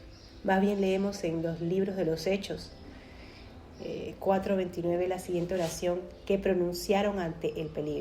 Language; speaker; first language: Spanish; native; Spanish